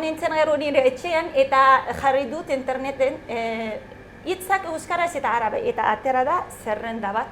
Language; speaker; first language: Basque; non-native, learner; Arabic